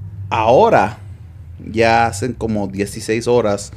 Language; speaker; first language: Spanish; early bilingual, other home language; English